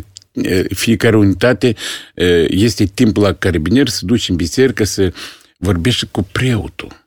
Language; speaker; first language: Romanian; non-native, local second language; Russian